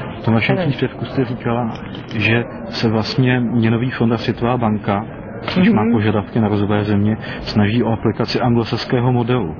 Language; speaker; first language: Czech; native; Czech